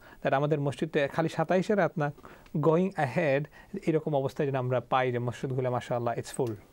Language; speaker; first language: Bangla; early bilingual, heritage; Bangla